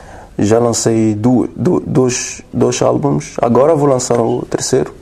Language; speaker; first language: Portuguese; non-native, learner; French